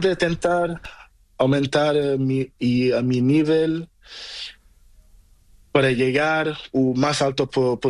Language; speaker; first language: Spanish; non-native, learner; Portuguese